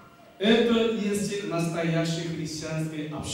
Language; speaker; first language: Russian; non-native, learner; Korean